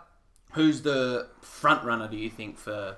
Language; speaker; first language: English; native; English